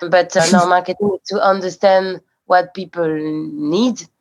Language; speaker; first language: English; non-native, fluent; French